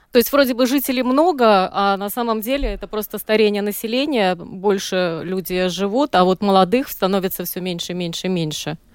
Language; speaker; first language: Russian; native; Russian